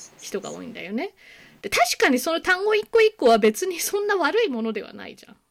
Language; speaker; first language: Japanese; native; Japanese